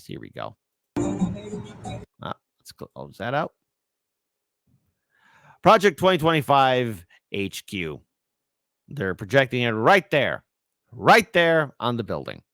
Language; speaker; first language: English; native; English